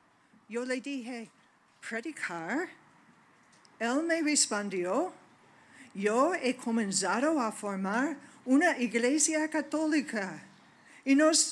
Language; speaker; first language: Spanish; non-native, fluent; English